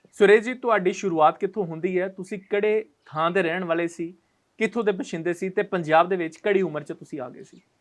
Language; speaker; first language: Punjabi; native; Punjabi